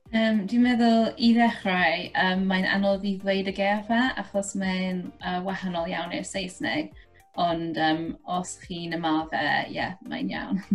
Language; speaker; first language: Welsh; non-native, fluent; English